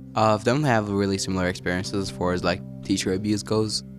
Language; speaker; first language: English; early bilingual, other home language; Arabic